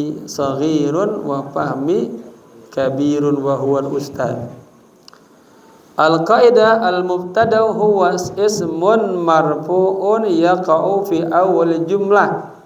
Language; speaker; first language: Arabic; non-native, fluent; Indonesian